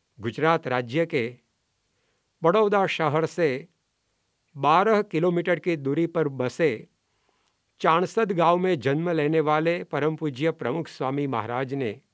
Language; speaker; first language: Hindi; non-native, local second language; Gujarati